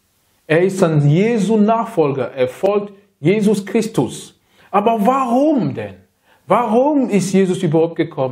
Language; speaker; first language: German; non-native, fluent; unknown